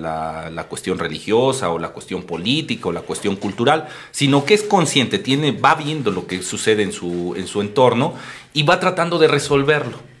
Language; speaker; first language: Spanish; native; Spanish